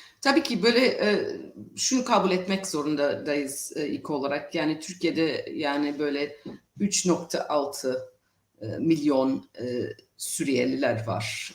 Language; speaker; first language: Turkish; non-native, fluent; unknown